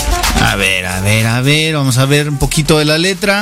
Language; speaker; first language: Spanish; native; Spanish